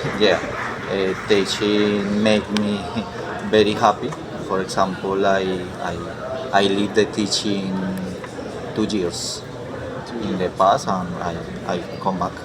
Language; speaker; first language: English; non-native, learner; Spanish